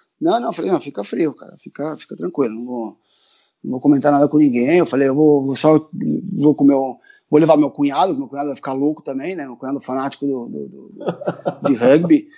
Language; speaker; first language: Portuguese; early bilingual, other home language; Spanish